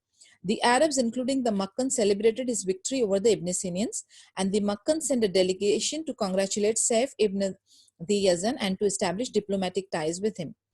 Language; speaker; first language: English; non-native, local second language; Urdu